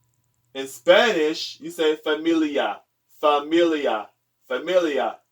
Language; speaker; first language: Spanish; non-native, learner; English